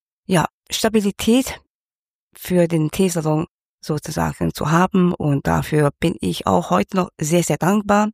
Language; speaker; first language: German; non-native, fluent; Cantonese